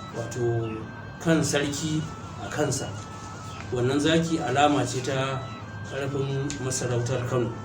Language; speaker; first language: Hausa; native; Hausa